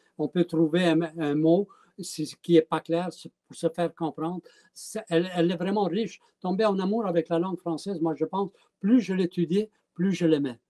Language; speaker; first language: French; early bilingual, other home language; Italian